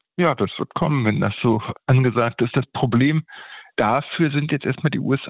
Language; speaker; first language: German; native; German